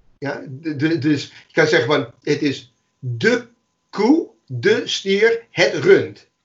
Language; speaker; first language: Dutch; non-native, fluent; English